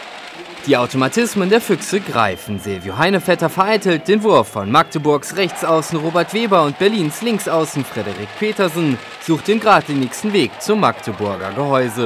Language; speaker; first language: German; native; German